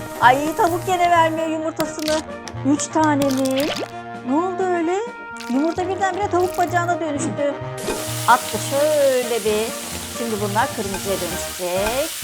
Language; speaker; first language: Turkish; native; Turkish